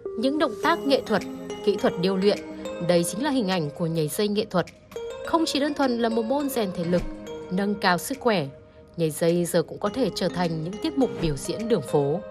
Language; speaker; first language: Vietnamese; native; Vietnamese